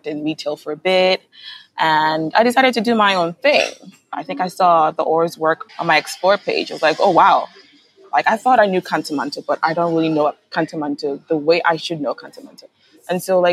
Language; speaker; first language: English; non-native, local second language; Akan